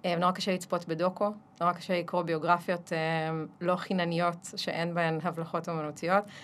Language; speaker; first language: Hebrew; early bilingual, other home language; Russian